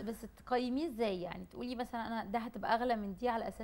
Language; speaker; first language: Arabic; native; Arabic